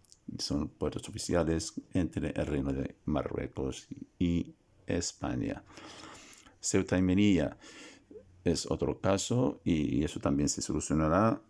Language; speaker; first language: Spanish; non-native, fluent; Arabic